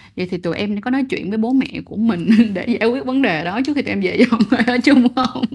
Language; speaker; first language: Vietnamese; native; Vietnamese